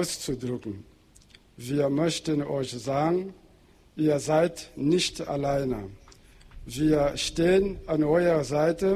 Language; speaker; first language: German; non-native, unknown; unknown